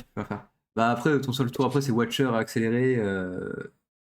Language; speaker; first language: French; native; French